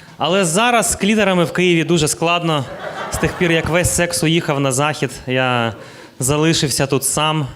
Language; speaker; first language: Ukrainian; non-native, local second language; Russian